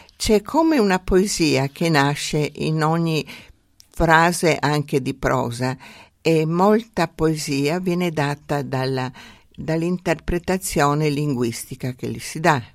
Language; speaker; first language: Italian; native; Italian